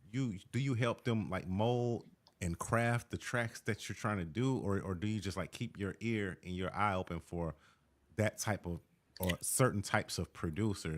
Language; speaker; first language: English; native; English